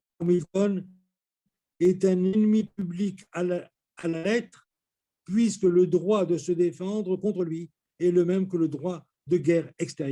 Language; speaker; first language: French; native; French